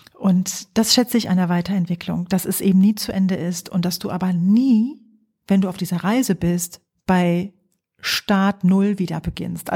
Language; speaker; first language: German; early bilingual, other home language; Polish